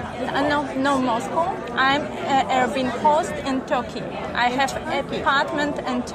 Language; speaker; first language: English; non-native, learner; Russian